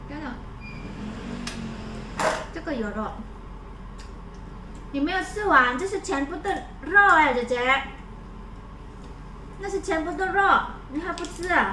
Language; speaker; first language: Chinese; non-native, fluent; Indonesian